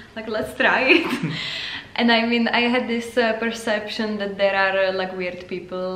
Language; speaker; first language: English; non-native, fluent; Czech